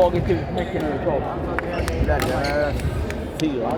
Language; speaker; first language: Swedish; native; Swedish